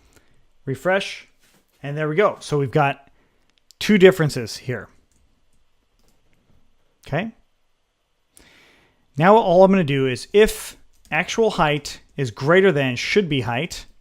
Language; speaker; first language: English; native; English